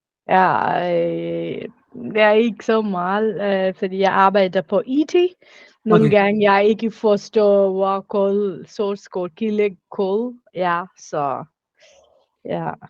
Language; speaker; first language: Danish; non-native, learner; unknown